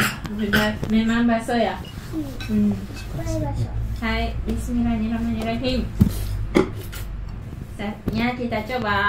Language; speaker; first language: Indonesian; non-native, learner; Japanese